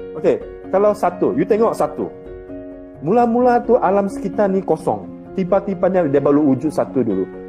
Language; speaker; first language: Malay; non-native, local second language; Chinese